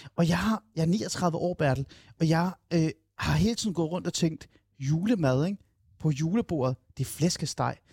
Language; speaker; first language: Danish; native; Danish